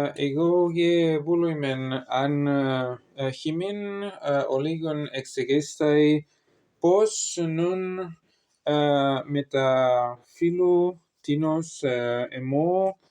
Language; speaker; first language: Greek; non-native, learner; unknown